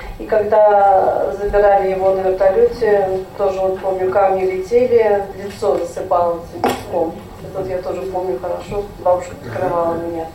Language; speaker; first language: Russian; non-native, local second language; Tatar